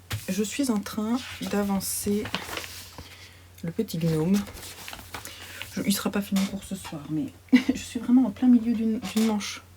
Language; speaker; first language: French; native; French